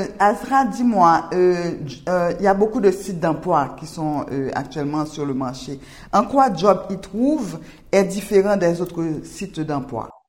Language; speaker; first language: French; non-native, local second language; Haitian Creole